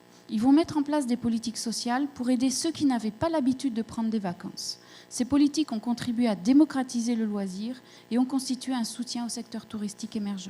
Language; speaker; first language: French; native; French